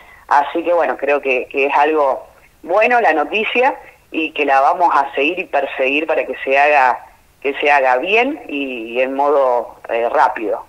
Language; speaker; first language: Spanish; native; Spanish